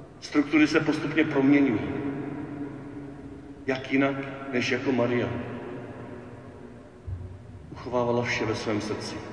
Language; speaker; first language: Czech; native; Czech